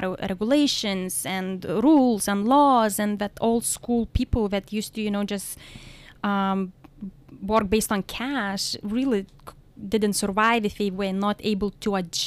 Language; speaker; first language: English; non-native, fluent; Lithuanian